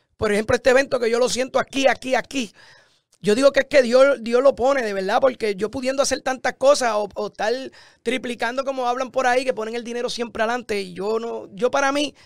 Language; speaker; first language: Spanish; native; Spanish